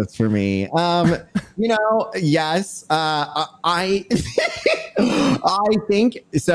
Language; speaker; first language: English; non-native, fluent; French